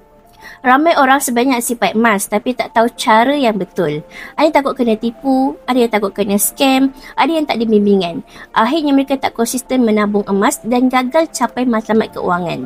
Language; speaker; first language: Malay; native; Malay